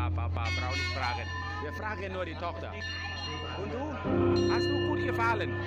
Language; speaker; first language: German; non-native, learner; Thai